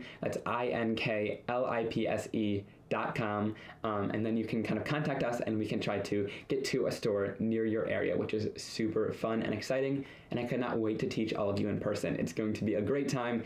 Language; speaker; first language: English; native; English